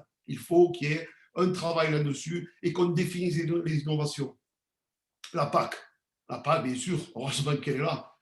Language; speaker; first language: French; native; French